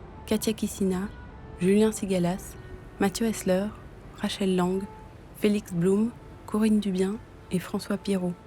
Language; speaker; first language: French; native; French